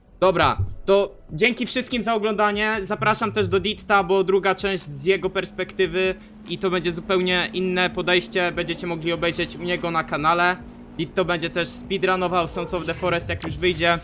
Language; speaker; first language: Polish; native; Polish